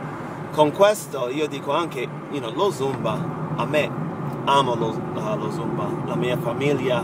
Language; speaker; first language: Italian; non-native, fluent; English